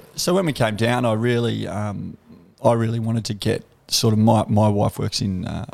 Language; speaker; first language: English; native; English